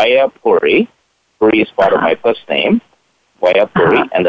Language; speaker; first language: English; non-native, local second language; Tamil